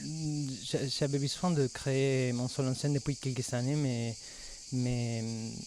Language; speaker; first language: French; non-native, fluent; Spanish